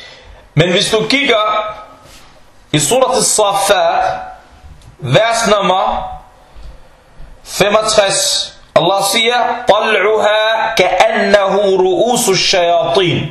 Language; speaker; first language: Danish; early bilingual, other home language; Arabic